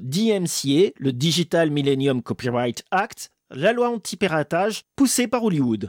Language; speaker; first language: French; native; French